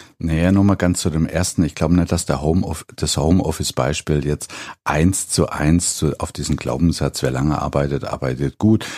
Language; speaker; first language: German; native; German